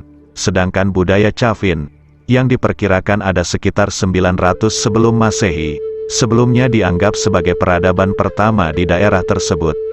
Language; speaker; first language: Indonesian; native; Indonesian